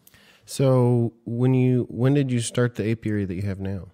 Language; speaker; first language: English; native; English